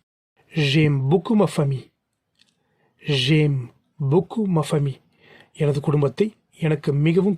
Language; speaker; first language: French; non-native, fluent; Tamil